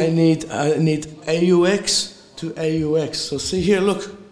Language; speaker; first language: English; non-native, learner; Russian